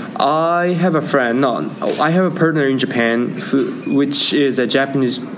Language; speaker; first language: English; non-native, learner; Japanese